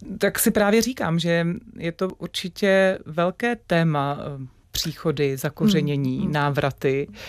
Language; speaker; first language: Czech; native; Czech